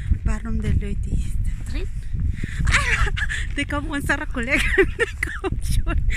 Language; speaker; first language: German; non-native, learner; Filipino